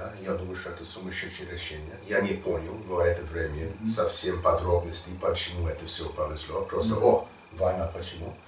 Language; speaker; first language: Russian; non-native, learner; English